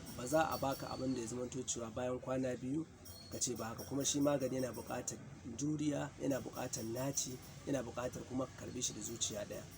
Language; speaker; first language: Hausa; native; Hausa